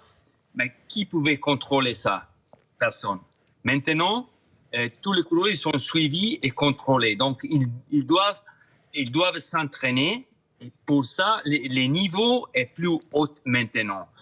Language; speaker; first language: French; non-native, fluent; Italian